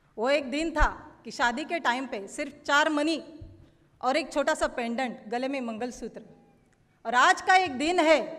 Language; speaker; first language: Hindi; non-native, local second language; Marathi